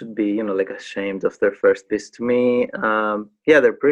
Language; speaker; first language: English; non-native, fluent; Greek